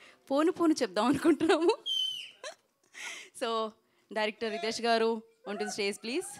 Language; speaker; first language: Telugu; native; Telugu